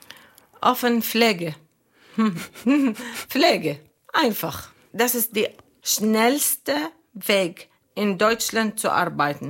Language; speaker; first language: German; non-native, local second language; Arabic